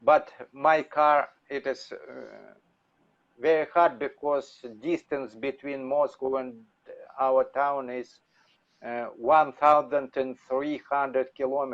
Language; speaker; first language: English; non-native, learner; Russian